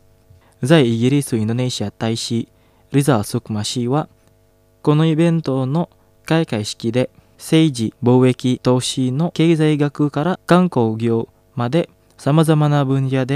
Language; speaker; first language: Japanese; non-native, fluent; Indonesian